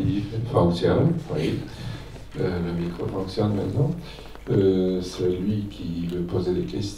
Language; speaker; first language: French; non-native, fluent; Serbian